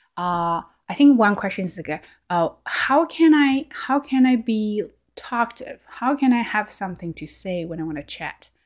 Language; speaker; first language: English; non-native, fluent; Chinese